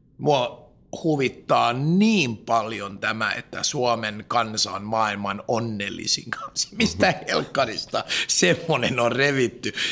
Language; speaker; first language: Finnish; non-native, local second language; Swedish